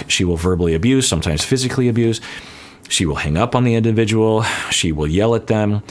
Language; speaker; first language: English; native; English